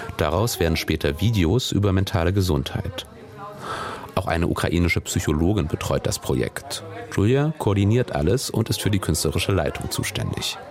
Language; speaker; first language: German; native; German